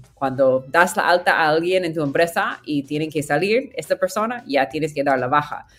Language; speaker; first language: Spanish; non-native, fluent; English